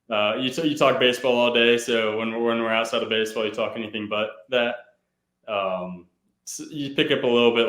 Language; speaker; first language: English; native; English